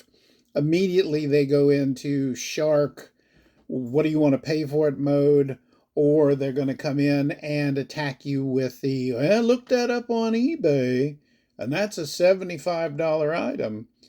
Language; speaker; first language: English; native; English